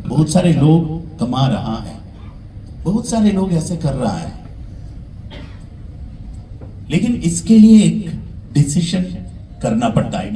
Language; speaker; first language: Hindi; non-native, learner; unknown